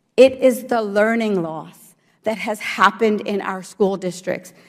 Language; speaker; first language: English; early bilingual, other home language; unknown